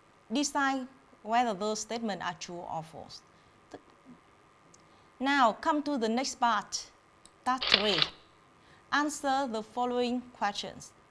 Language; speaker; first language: English; non-native, fluent; Vietnamese